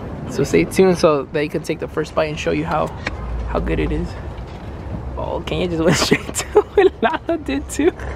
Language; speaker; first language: English; early bilingual, other home language; Spanish